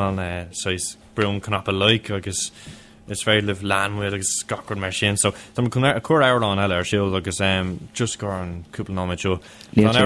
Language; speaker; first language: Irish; non-native, local second language; English